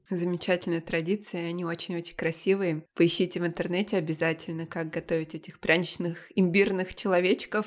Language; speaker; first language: Russian; native; Russian